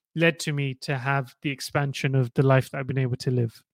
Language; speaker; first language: English; native; English